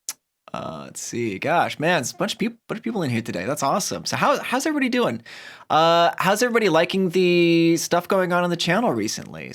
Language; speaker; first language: English; native; English